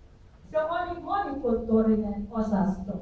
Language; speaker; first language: Finnish; non-native, learner; Filipino